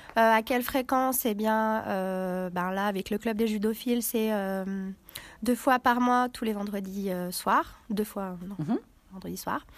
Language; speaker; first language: French; native; French